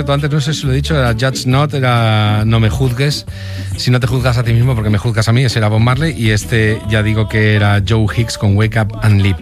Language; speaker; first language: Spanish; native; Spanish